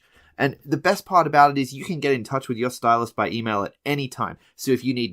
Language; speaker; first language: English; native; English